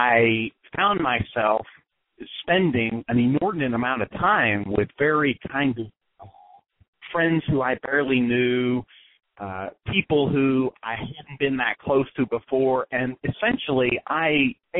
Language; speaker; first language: English; native; English